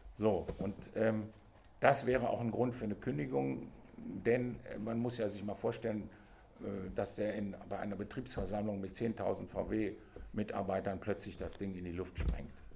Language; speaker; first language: German; native; German